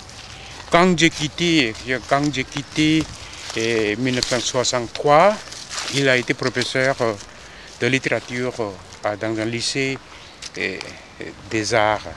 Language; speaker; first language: French; non-native, fluent; Korean